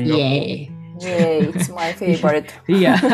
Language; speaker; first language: English; non-native, learner; Japanese